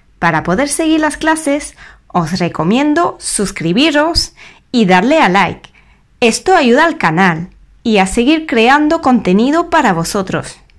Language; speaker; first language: Spanish; non-native, fluent; French